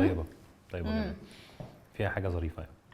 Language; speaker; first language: Arabic; native; Arabic